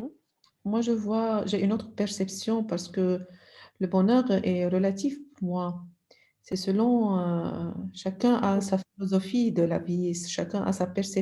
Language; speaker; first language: French; non-native, local second language; Arabic